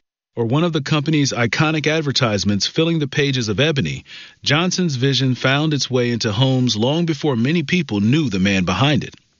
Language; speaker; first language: English; native; English